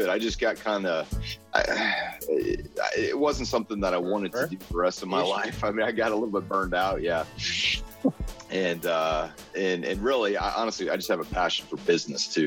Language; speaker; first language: English; native; English